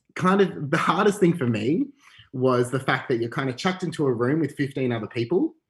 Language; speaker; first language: English; native; English